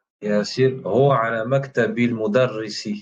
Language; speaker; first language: Arabic; non-native, fluent; French